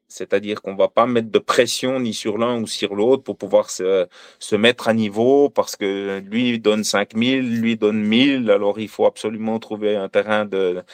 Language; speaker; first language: French; native; French